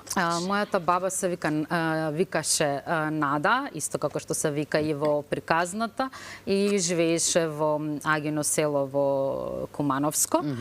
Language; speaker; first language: Macedonian; native; Macedonian